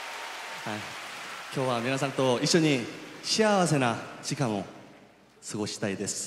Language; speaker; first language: Japanese; non-native, fluent; Korean